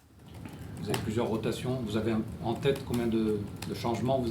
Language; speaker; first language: French; native; French